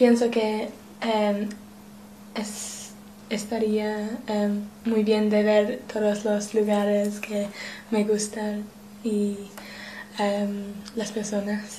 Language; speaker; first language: Spanish; non-native, learner; English